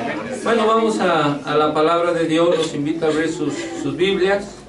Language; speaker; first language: Spanish; native; Spanish